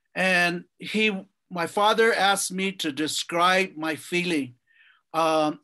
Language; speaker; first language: English; native; English